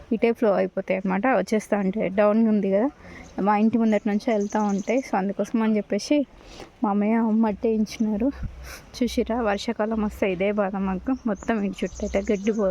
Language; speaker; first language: Telugu; native; Telugu